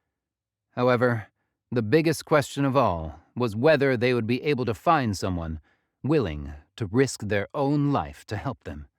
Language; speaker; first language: English; native; English